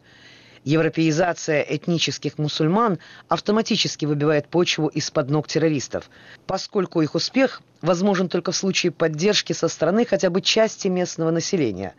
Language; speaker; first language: Russian; native; Russian